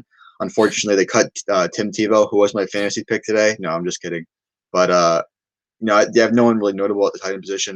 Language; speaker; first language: English; native; English